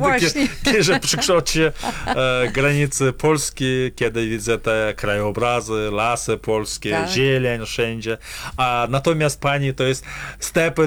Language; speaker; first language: Polish; non-native, fluent; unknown